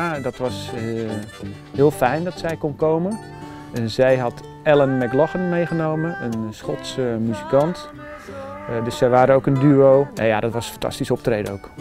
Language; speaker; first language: Dutch; native; Dutch